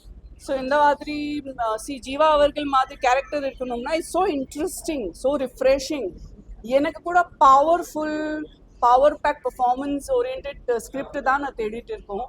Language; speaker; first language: Tamil; non-native, fluent; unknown